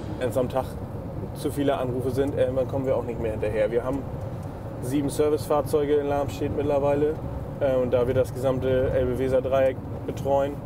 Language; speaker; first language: German; native; German